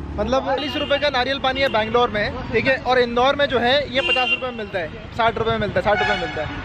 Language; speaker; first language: Hindi; native; Hindi